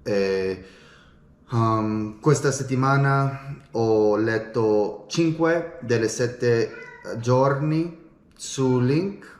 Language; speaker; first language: Italian; non-native, learner; English